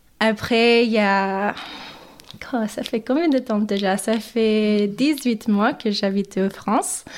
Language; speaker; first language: French; non-native, fluent; English